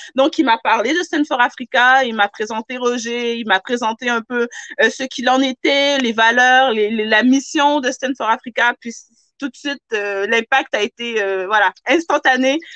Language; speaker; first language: French; native; French